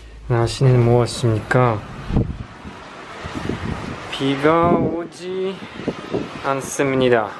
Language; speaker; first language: Korean; non-native, learner; Polish